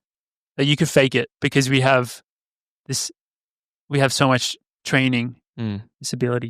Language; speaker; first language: English; native; English